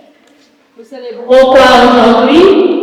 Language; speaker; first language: French; non-native, local second language; Kinyarwanda